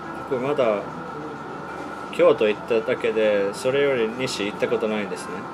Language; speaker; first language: Japanese; non-native, fluent; Finnish